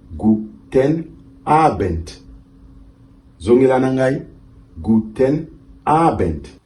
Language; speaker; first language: Lingala; early bilingual, heritage; Lingala